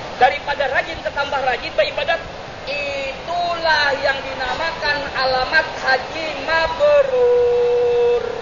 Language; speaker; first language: Indonesian; non-native, local second language; Banjar